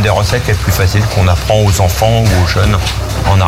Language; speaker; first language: French; native; French